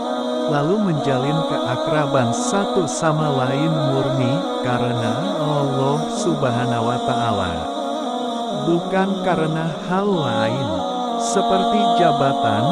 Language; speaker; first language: Indonesian; native; Indonesian